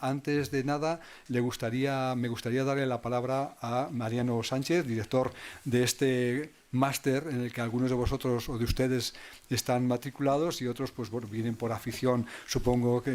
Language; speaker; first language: Spanish; native; Spanish